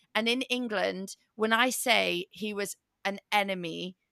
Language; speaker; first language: English; native; English